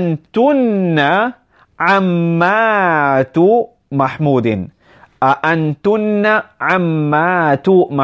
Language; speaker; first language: Arabic; non-native, fluent; English